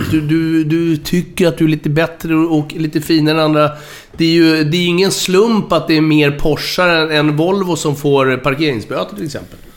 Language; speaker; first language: Swedish; native; Swedish